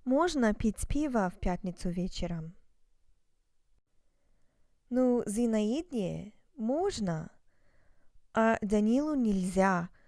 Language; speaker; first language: Russian; non-native, fluent; English